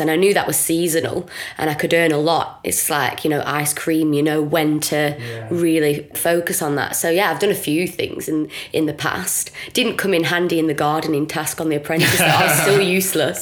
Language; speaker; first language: English; native; English